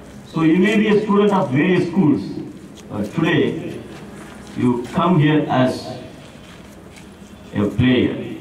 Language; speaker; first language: English; non-native, local second language; Tamil